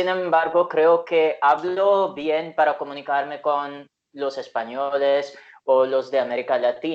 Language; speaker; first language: Spanish; non-native, fluent; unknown